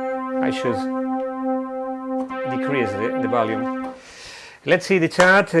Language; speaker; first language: English; non-native, fluent; Spanish